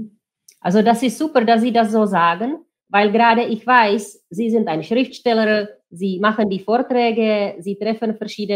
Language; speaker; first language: German; non-native, fluent; Czech